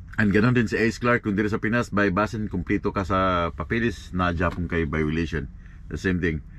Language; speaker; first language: Filipino; non-native, local second language; Cebuano